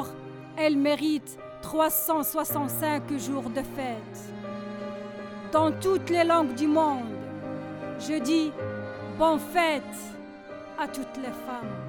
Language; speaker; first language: French; non-native, learner; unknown